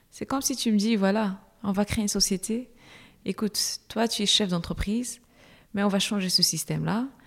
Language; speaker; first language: French; non-native, local second language; Arabic